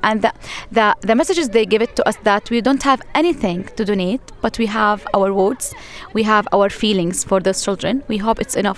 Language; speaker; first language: English; non-native, fluent; Arabic